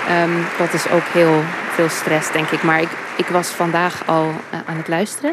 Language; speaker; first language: Dutch; early bilingual, heritage; English